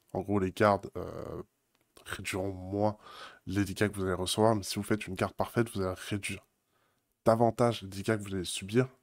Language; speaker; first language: French; native; French